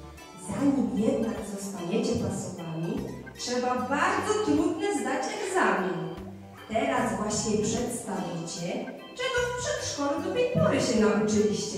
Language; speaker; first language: Polish; native; Polish